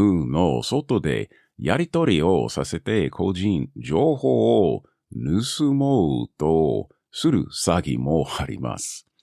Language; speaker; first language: Japanese; non-native, learner; English